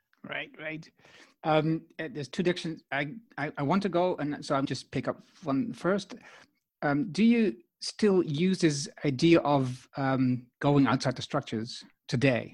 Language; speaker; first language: English; non-native, fluent; Dutch